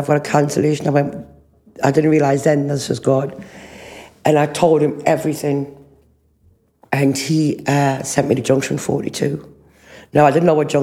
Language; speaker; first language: English; native; English